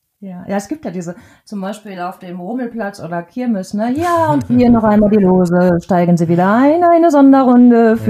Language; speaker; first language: German; native; German